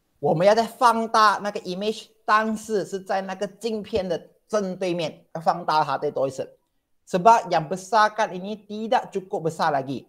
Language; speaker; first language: Malay; non-native, local second language; Chinese